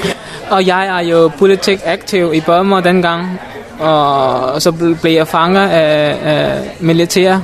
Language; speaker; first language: Danish; non-native, learner; Mon